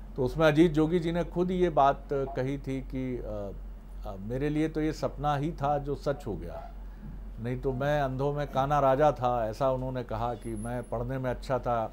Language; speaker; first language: Hindi; native; Hindi